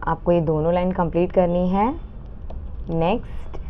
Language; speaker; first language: Hindi; non-native, local second language; Marathi